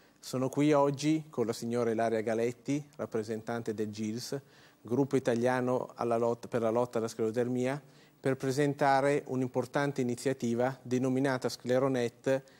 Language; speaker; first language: Italian; native; Italian